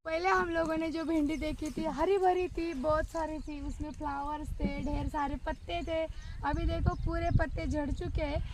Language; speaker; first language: Hindi; non-native, local second language; Marathi